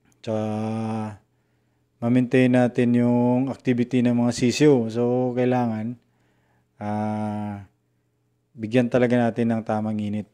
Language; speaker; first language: Filipino; non-native, local second language; Cebuano